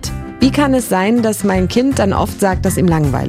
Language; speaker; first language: German; native; German